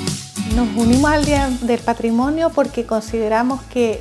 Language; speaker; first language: Spanish; native; Spanish